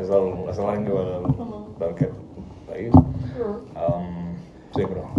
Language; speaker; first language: Catalan; non-native, learner; English